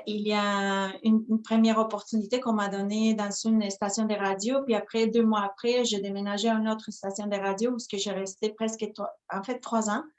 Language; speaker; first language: French; non-native, fluent; Spanish